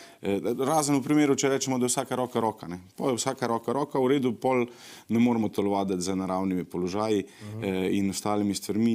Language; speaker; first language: Slovenian; native; Slovenian